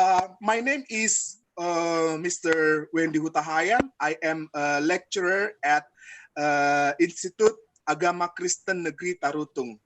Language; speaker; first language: English; non-native, fluent; Indonesian